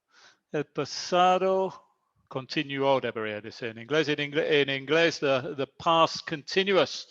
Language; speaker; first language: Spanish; non-native, fluent; English